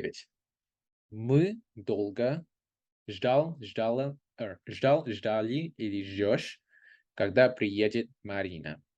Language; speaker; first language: Russian; non-native, fluent; English